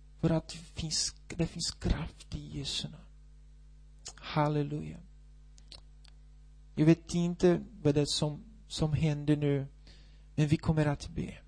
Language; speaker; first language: Swedish; non-native, fluent; Portuguese